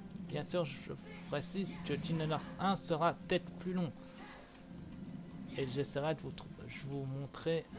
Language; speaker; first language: French; native; French